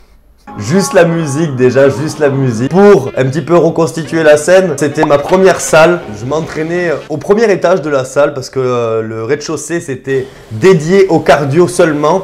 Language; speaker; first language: French; native; French